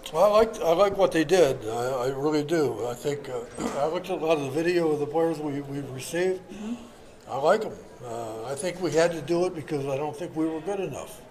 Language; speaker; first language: English; native; English